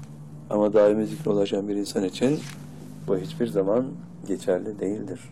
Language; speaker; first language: Turkish; native; Turkish